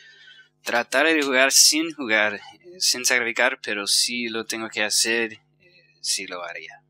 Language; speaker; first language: Spanish; non-native, fluent; English